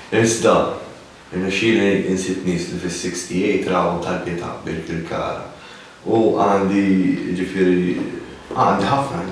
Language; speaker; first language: Maltese; native; Maltese